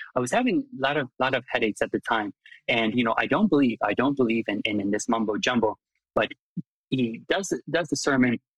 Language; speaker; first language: English; non-native, fluent; Hungarian